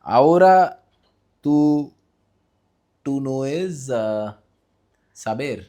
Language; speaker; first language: Spanish; non-native, learner; Hindi